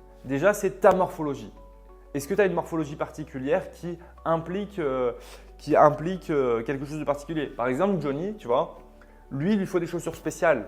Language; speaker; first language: French; native; French